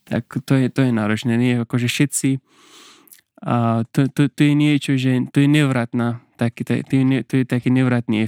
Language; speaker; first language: Slovak; non-native, learner; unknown